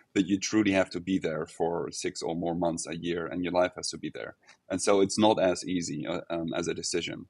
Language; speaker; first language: English; non-native, fluent; Dutch